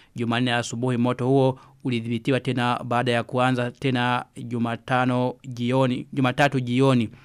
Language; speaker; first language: Swahili; non-native, local second language; Rundi